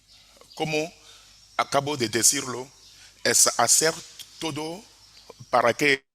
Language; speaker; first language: Spanish; non-native, fluent; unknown